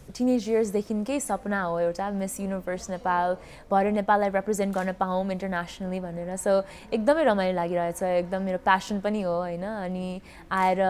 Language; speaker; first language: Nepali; early bilingual, heritage; Nepali